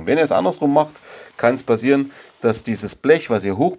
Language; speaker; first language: German; native; German